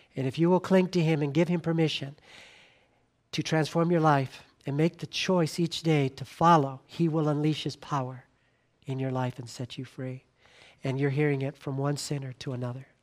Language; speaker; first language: English; native; English